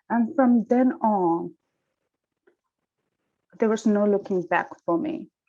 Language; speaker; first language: English; non-native, local second language; Tamil